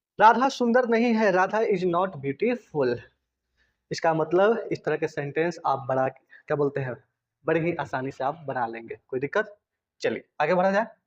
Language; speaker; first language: Hindi; native; Hindi